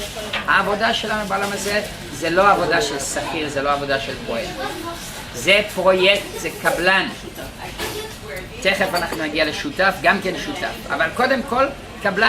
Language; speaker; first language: Hebrew; non-native, fluent; English